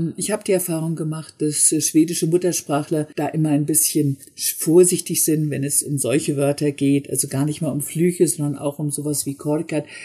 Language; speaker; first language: German; native; German